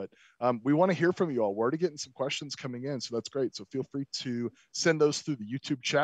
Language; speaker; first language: English; native; English